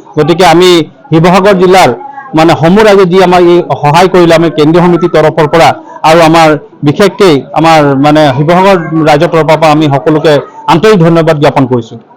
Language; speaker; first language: Assamese; non-native, local second language; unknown